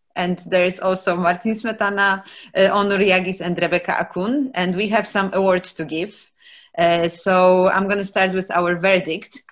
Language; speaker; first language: English; non-native, fluent; Dutch